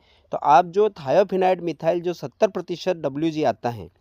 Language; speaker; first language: Hindi; native; Hindi